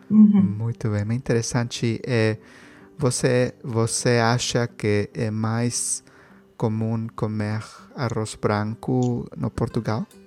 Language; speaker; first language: Portuguese; non-native, learner; Spanish